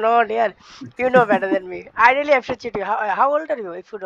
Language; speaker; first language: English; non-native, learner; Bangla